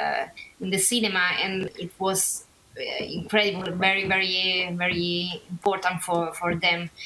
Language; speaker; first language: English; non-native, learner; Italian